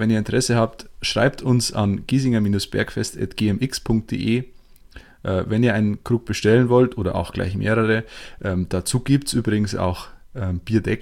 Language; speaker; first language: German; native; German